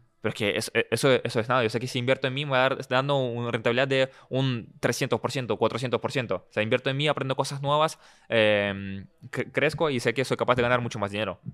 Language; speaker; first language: Spanish; early bilingual, other home language; Russian